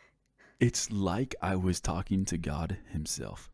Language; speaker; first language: English; native; English